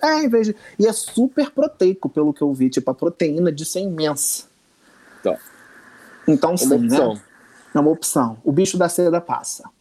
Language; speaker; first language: Portuguese; native; Portuguese